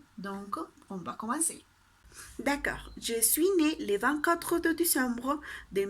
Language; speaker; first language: French; non-native, learner; Spanish